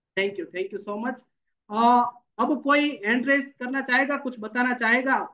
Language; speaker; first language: Hindi; non-native, local second language; Gujarati